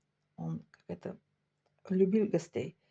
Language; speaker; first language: Russian; non-native, local second language; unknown